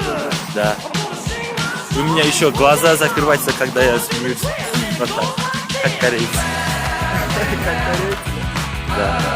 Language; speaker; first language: Russian; non-native, local second language; Kazakh